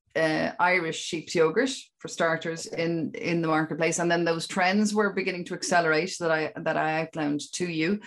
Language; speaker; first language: English; native; English